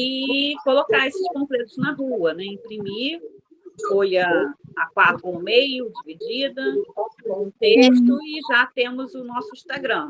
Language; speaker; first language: Portuguese; native; Portuguese